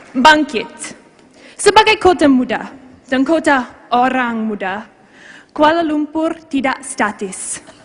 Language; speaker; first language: Malay; non-native, fluent; English